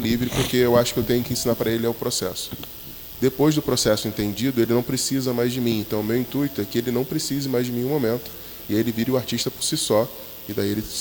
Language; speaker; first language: Portuguese; native; Portuguese